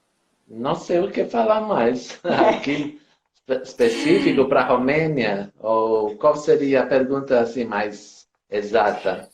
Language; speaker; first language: Portuguese; non-native, fluent; Romanian